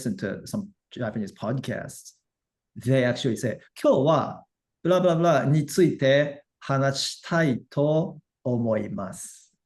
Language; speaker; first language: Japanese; non-native, fluent; English